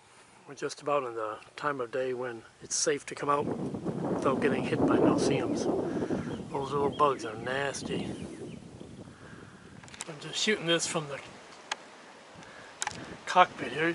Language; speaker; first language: English; native; English